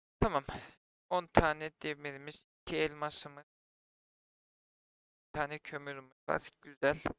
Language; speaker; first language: Turkish; native; Turkish